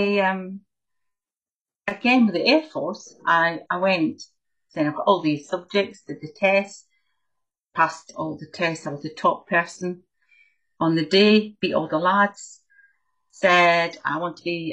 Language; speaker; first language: English; native; English